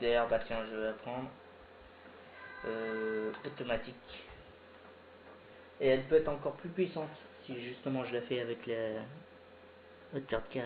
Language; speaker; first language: French; native; French